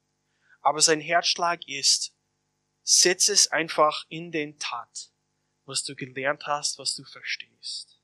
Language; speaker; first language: German; non-native, fluent; English